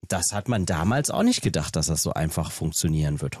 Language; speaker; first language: German; native; German